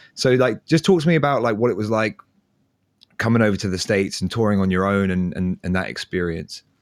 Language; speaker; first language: English; native; English